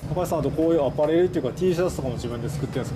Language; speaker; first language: Japanese; native; Japanese